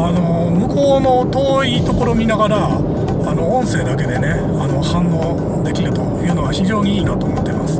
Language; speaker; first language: Japanese; native; Japanese